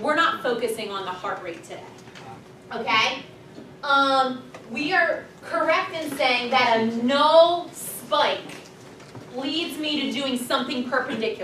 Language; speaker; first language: English; native; English